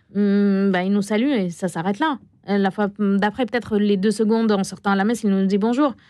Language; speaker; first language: French; non-native, fluent; Arabic